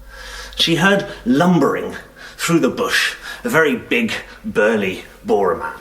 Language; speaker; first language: English; native; English